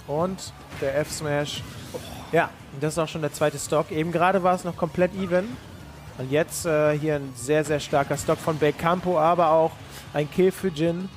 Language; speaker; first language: German; native; German